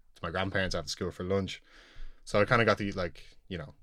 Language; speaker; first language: English; native; English